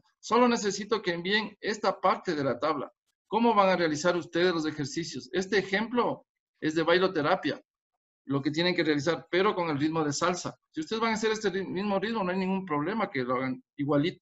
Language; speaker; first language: Spanish; native; Spanish